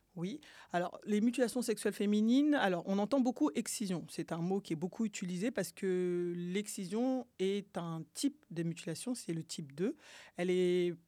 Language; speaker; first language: French; early bilingual, other home language; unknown